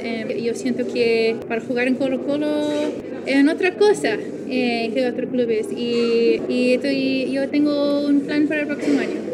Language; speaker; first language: Spanish; non-native, learner; English